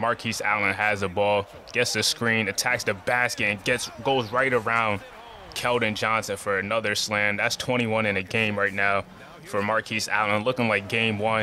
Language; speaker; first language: English; native; English